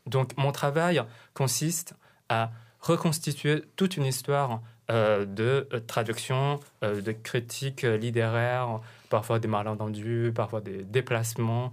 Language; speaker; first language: French; non-native, fluent; Chinese